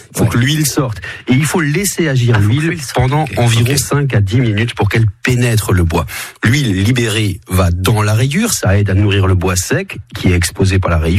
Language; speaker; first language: French; native; French